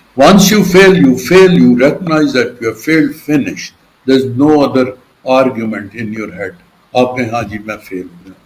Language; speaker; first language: Urdu; non-native, local second language; Punjabi